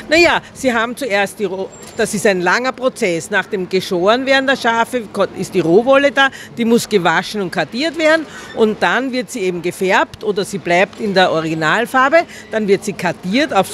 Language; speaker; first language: German; native; German